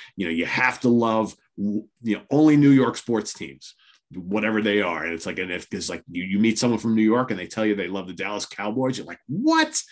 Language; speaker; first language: English; native; English